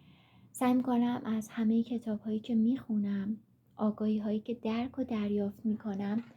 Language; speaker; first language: Persian; native; Persian